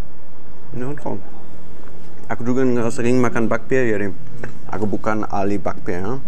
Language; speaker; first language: Indonesian; non-native, fluent; German